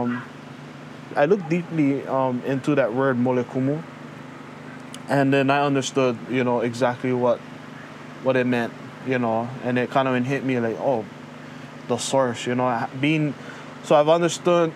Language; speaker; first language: English; early bilingual, other home language; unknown